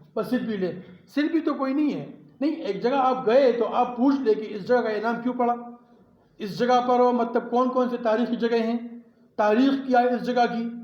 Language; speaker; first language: Urdu; non-native, local second language; Pashto